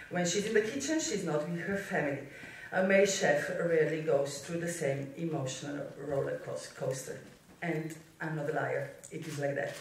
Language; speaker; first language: English; non-native, fluent; Slovenian